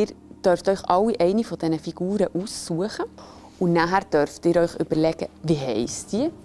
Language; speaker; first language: German; native; German